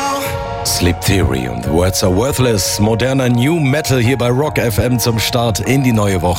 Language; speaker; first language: German; native; German